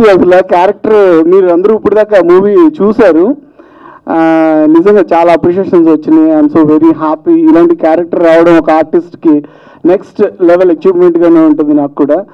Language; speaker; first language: Telugu; native; Telugu